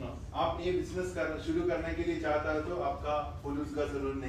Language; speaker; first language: Hindi; non-native, fluent; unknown